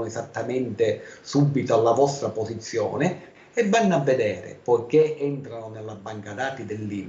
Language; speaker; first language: Italian; native; Italian